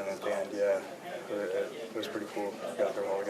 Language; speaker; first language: English; native; English